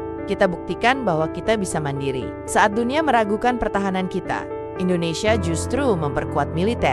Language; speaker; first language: Indonesian; native; Indonesian